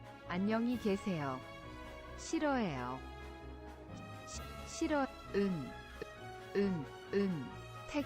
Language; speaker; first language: Korean; non-native, learner; English